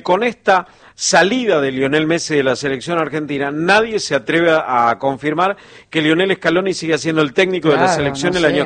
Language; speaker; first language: Spanish; native; Spanish